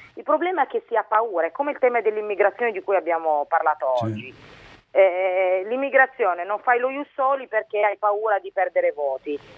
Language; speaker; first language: Italian; early bilingual, other home language; Arabic